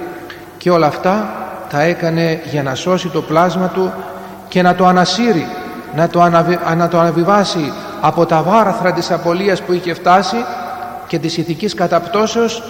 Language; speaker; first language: Greek; native; Greek